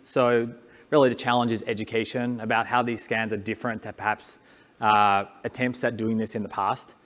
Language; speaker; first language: English; native; English